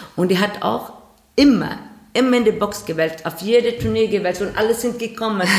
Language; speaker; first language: German; non-native, learner; Swedish